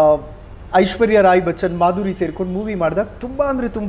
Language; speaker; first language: Kannada; native; Kannada